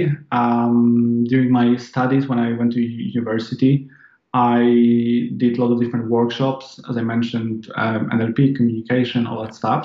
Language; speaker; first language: English; non-native, fluent; Polish